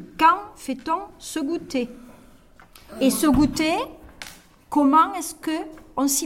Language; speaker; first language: French; native; French